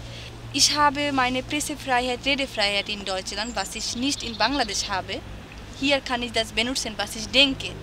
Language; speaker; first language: German; non-native, learner; Bangla